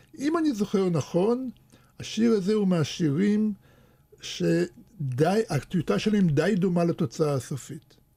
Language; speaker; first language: Hebrew; early bilingual, other home language; Russian